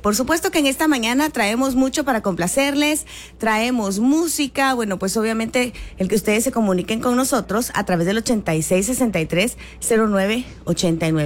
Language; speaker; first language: Spanish; native; Spanish